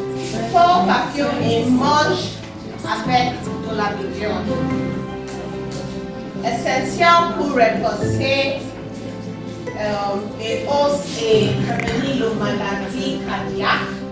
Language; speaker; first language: French; non-native, learner; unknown